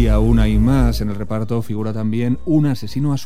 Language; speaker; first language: Spanish; native; Spanish